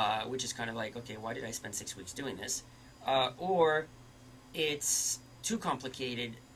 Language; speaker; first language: English; early bilingual, other home language; French